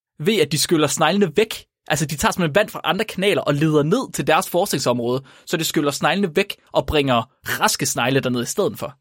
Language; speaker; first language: Danish; native; Danish